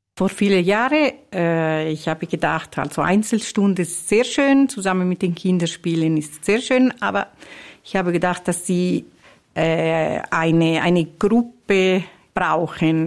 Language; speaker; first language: German; non-native, fluent; Italian